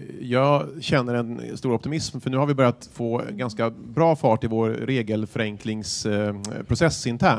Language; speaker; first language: Swedish; native; Swedish